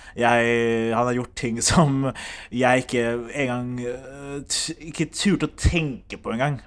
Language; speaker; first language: Norwegian; early bilingual, other home language; Somali